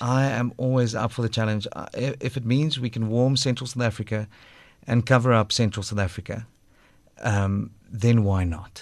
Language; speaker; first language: English; non-native, local second language; Afrikaans